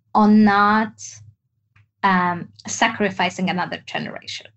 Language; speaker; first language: English; non-native, fluent; Arabic